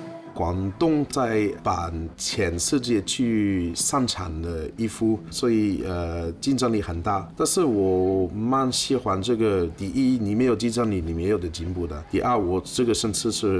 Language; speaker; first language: Chinese; non-native, fluent; French